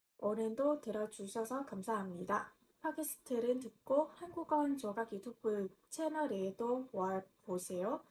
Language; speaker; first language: Korean; non-native, learner; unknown